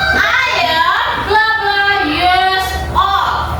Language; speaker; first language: English; non-native, learner; Indonesian